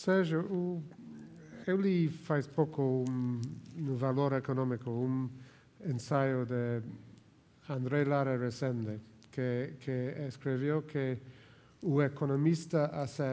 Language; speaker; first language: Portuguese; non-native, fluent; Spanish